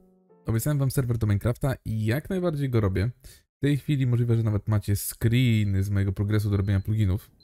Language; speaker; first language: Polish; native; Polish